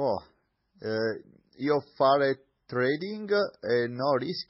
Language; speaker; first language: Italian; non-native, learner; English